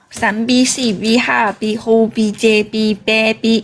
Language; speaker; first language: Thai; non-native, learner; Chinese